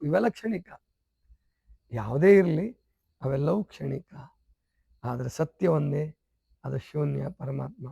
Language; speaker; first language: Kannada; native; Kannada